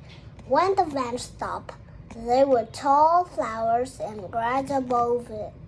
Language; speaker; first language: English; non-native, learner; Vietnamese